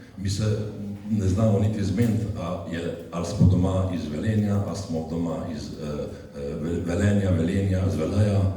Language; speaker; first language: Slovenian; native; Slovenian